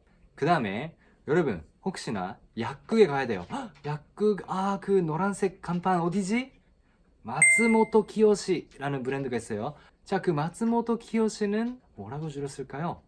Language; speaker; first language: Korean; non-native, fluent; Japanese